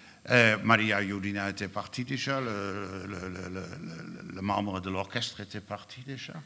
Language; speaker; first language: French; non-native, fluent; Dutch